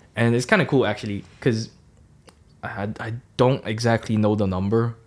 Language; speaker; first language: English; non-native, local second language; Cantonese